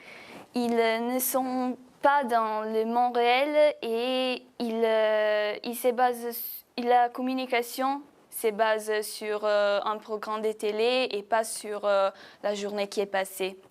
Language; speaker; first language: French; non-native, fluent; Italian